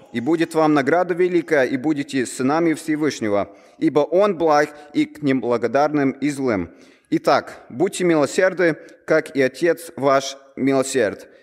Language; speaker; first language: Russian; early bilingual, heritage; Russian